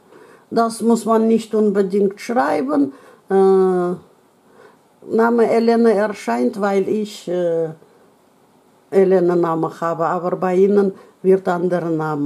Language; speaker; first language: German; non-native, learner; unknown